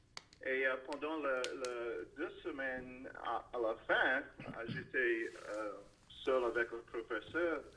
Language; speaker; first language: French; non-native, learner; English